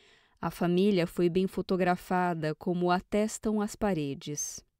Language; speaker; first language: Portuguese; native; Portuguese